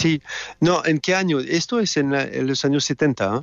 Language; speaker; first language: Spanish; non-native, learner; French